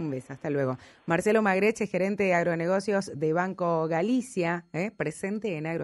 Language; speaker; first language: Spanish; native; Spanish